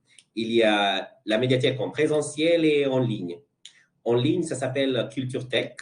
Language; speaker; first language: French; non-native, fluent; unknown